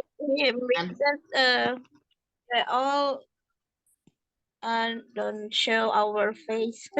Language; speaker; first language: English; non-native, learner; Indonesian